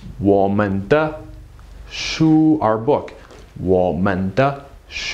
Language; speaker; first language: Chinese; non-native, fluent; English